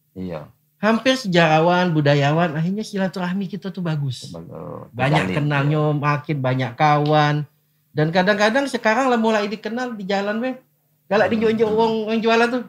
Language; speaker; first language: Indonesian; native; Indonesian